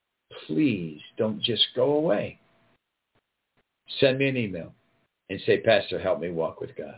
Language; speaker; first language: English; native; English